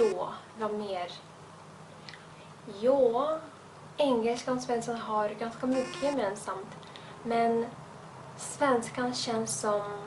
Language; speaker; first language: Swedish; non-native, fluent; Russian